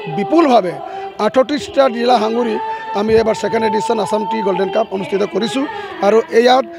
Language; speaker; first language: Assamese; non-native, local second language; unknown